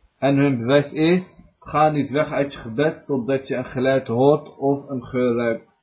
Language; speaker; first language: Dutch; early bilingual, other home language; Arabic